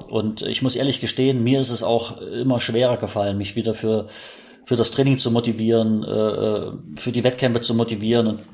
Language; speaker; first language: German; native; German